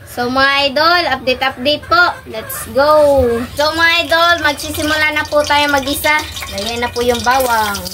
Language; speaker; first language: Filipino; non-native, local second language; Cebuano